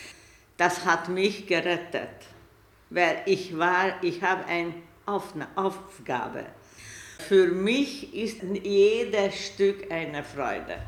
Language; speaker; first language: German; non-native, learner; Hungarian